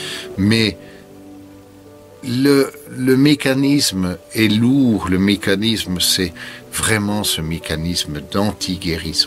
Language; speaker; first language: French; native; French